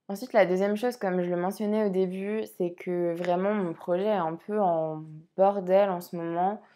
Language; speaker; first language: French; native; French